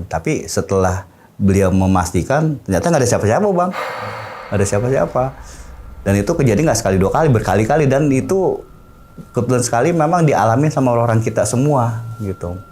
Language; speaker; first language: Indonesian; native; Indonesian